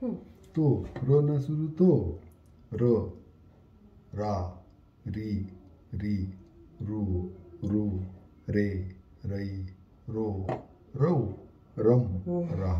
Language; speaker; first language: Japanese; non-native, learner; Hindi